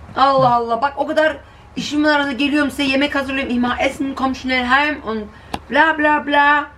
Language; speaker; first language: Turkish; early bilingual, heritage; Turkish